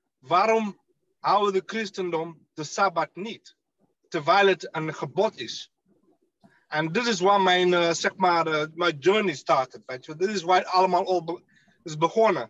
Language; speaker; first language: Dutch; non-native, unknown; Shona